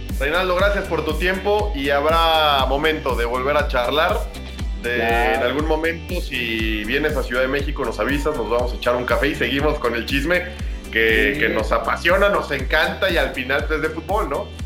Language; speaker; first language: Spanish; native; Spanish